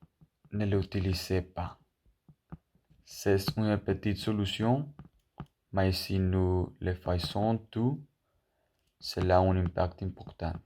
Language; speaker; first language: French; non-native, learner; Spanish